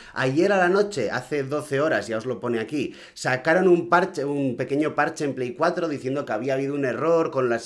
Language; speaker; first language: Spanish; native; Spanish